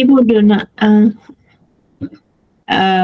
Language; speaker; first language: English; non-native, learner; Vietnamese